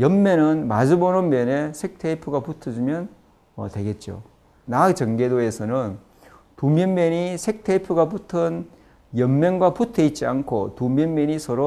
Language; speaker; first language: Korean; native; Korean